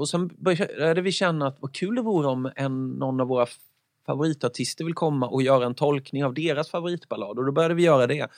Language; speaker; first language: Swedish; native; Swedish